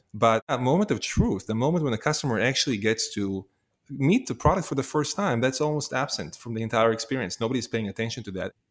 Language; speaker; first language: English; non-native, fluent; Hebrew